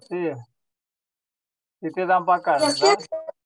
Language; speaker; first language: Russian; native; Russian